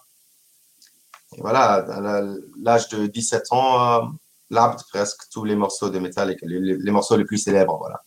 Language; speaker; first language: French; non-native, local second language; Arabic